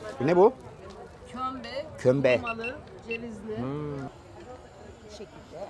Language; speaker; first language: Turkish; native; Turkish